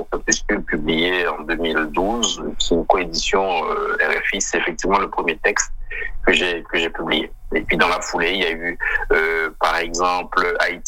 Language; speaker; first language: French; native; French